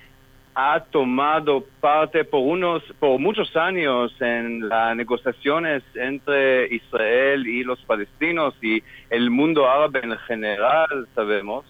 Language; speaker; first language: Spanish; non-native, fluent; Hebrew